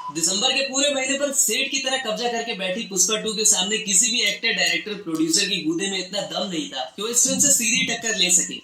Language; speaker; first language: Hindi; native; Hindi